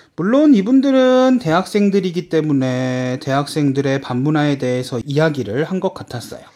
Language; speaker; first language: Korean; native; Korean